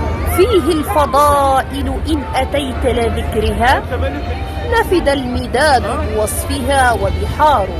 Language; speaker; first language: Arabic; native; Arabic